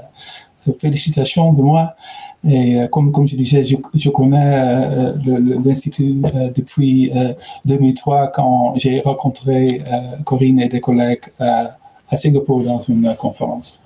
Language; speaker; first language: French; non-native, learner; Dutch